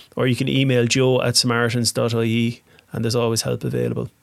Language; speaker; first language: English; native; English